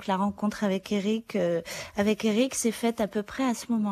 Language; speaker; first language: French; native; French